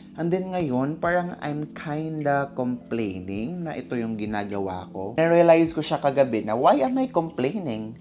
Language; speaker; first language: Filipino; native; Filipino